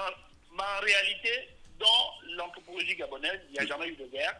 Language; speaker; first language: French; native; French